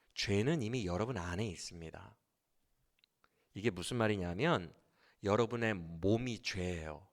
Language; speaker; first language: Korean; native; Korean